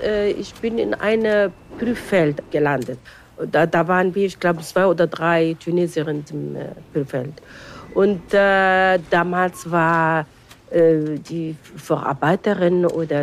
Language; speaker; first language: German; non-native, fluent; Arabic